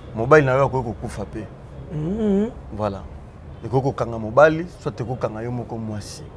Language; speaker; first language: Lingala; non-native, local second language; Luba-Lulua